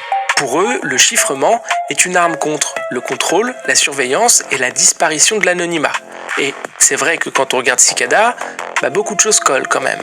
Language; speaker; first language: French; native; French